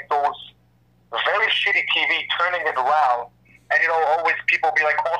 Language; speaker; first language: English; non-native, fluent; Hebrew